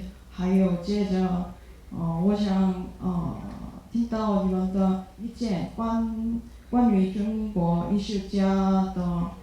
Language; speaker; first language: Chinese; non-native, fluent; Korean